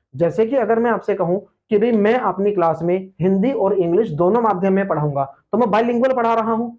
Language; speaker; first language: Hindi; native; Hindi